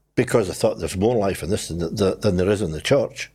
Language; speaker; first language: English; native; English